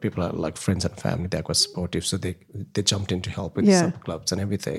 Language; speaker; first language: English; non-native, local second language; Nepali